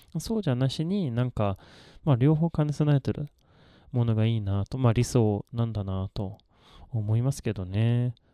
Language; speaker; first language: Japanese; non-native, fluent; Swedish